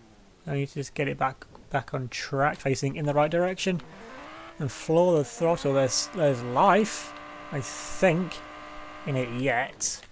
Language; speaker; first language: English; native; English